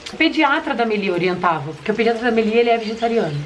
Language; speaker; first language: Portuguese; native; Portuguese